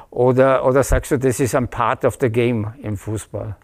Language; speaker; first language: German; native; German